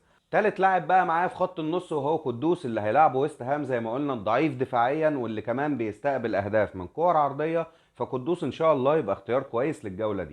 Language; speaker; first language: Arabic; native; Arabic